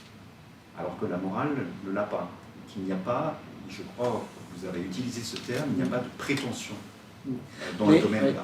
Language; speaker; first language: French; native; French